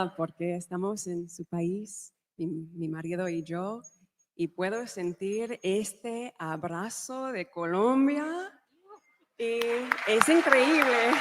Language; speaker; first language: Spanish; non-native, learner; English